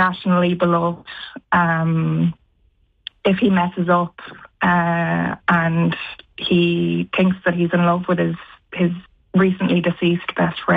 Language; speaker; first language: English; native; English